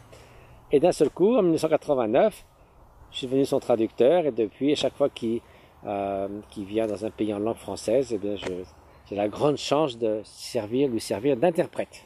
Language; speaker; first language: French; native; French